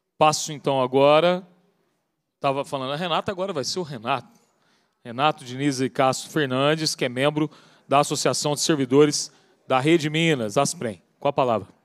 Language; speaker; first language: Portuguese; native; Portuguese